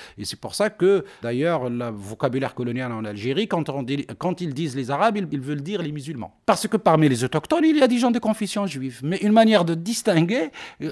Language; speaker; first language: French; non-native, local second language; Arabic